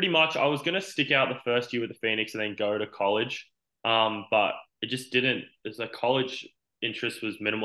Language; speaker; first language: English; native; English